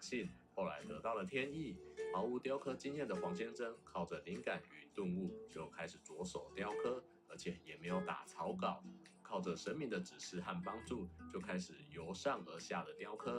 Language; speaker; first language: Chinese; native; Chinese